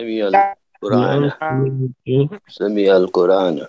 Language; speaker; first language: Arabic; non-native, learner; Urdu